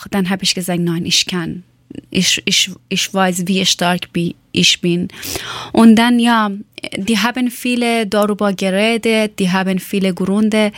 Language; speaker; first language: German; non-native, fluent; Persian